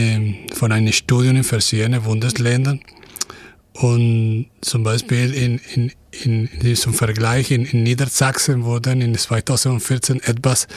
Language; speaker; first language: German; non-native, fluent; Spanish